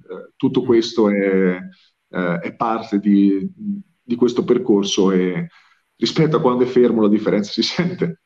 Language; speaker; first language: Italian; native; Italian